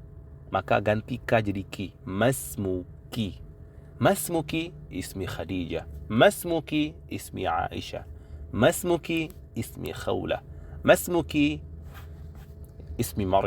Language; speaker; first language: Arabic; non-native, fluent; Indonesian